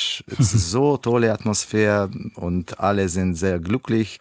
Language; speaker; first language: German; non-native, learner; Russian